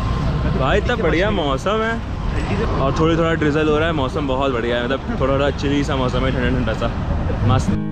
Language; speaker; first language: Hindi; native; Hindi